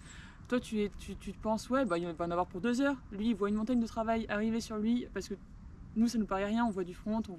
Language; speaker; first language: French; native; French